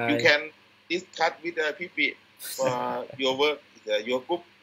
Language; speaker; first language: English; non-native, learner; Thai